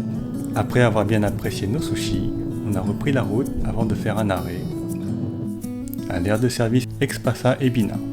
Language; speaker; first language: French; native; French